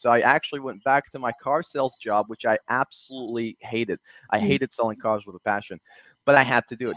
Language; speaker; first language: English; early bilingual, other home language; Arabic